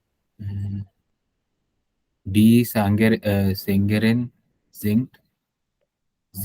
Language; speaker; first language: German; non-native, learner; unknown